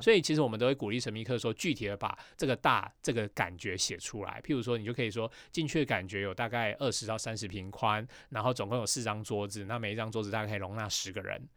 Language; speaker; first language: Chinese; native; Chinese